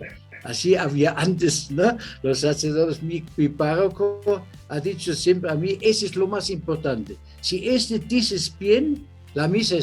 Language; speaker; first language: Spanish; non-native, fluent; German